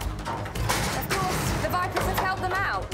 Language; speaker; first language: English; native; English